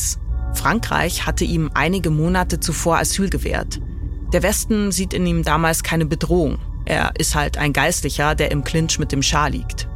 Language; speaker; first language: German; native; German